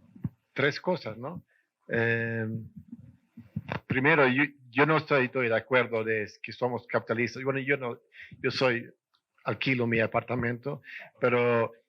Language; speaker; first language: Spanish; non-native, fluent; Swedish